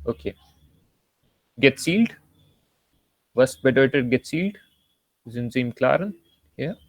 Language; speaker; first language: German; non-native, fluent; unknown